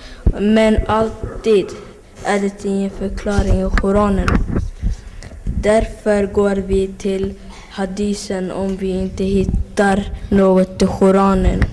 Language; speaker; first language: Swedish; early bilingual, other home language; Somali